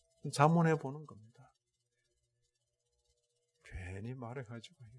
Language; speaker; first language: Korean; native; Korean